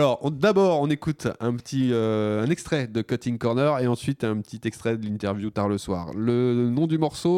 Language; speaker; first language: French; native; French